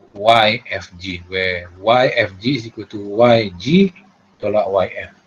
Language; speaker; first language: English; non-native, local second language; Malay